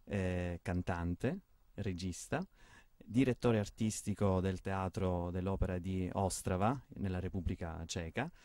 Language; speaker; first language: Italian; native; Italian